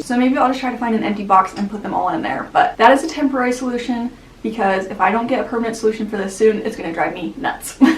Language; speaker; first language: English; native; English